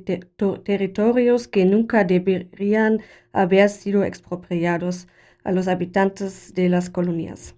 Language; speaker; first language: Spanish; non-native, learner; German